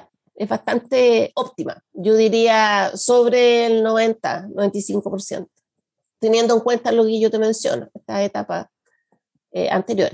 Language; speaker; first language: Spanish; native; Spanish